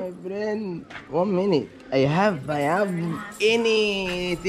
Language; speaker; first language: English; non-native, learner; Arabic